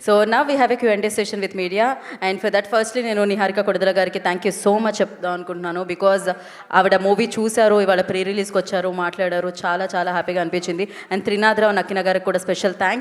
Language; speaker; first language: Telugu; native; Telugu